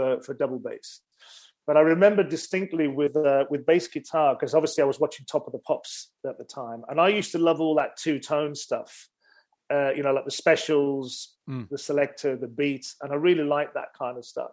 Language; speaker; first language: English; native; English